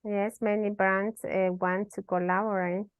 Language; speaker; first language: English; non-native, learner; Spanish